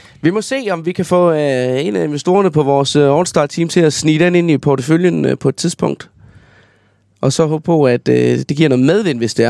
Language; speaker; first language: Danish; native; Danish